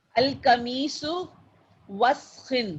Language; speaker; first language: Arabic; non-native, learner; Urdu